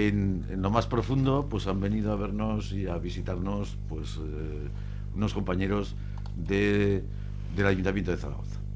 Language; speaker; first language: Spanish; native; Spanish